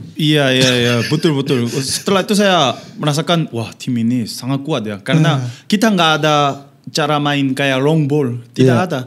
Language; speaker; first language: Indonesian; non-native, fluent; Korean